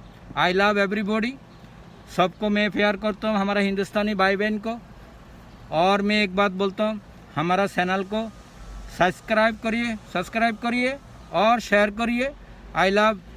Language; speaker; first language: Hindi; non-native, local second language; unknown